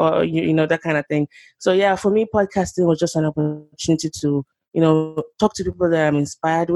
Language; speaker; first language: English; non-native, local second language; Yoruba